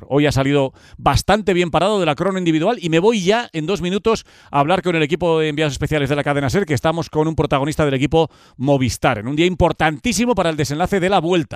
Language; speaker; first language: Spanish; native; Spanish